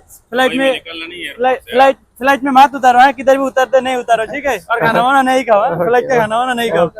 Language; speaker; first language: Hindi; non-native, learner; Bangla